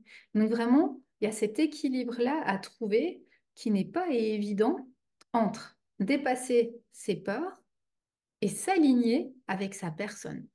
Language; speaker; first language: French; native; French